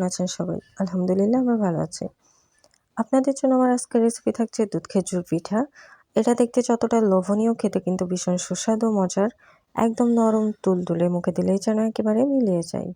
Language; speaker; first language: Bangla; native; Bangla